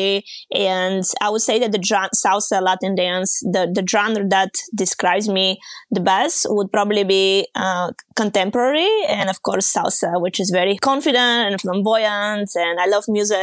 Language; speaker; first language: English; non-native, fluent; Bulgarian